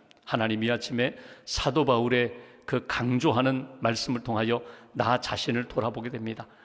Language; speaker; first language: Korean; native; Korean